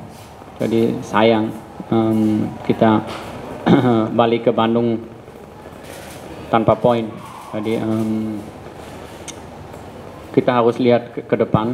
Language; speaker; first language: Indonesian; early bilingual, heritage; Indonesian